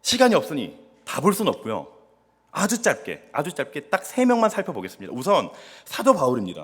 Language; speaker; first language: Korean; native; Korean